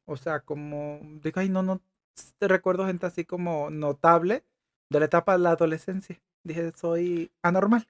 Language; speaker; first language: Spanish; native; Spanish